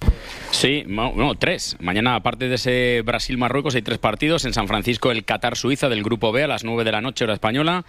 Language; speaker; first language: Spanish; native; Spanish